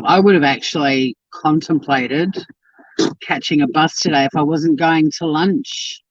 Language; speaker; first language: English; native; English